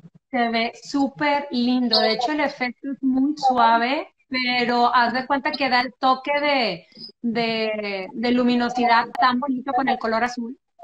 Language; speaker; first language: Spanish; native; Spanish